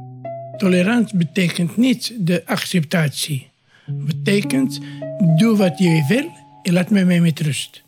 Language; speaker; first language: Dutch; non-native, learner; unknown